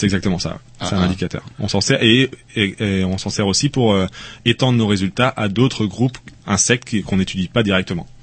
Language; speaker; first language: French; native; French